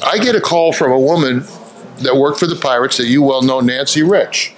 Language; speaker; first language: English; native; English